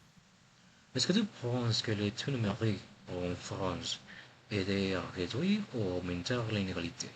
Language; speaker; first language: French; non-native, learner; Spanish